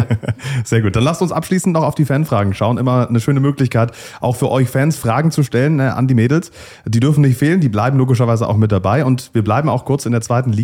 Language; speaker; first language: German; native; German